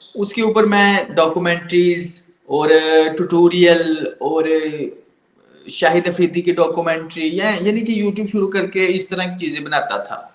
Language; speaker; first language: Urdu; non-native, local second language; Punjabi